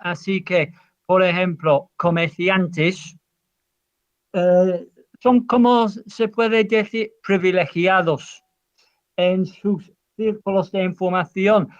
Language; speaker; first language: Spanish; non-native, fluent; English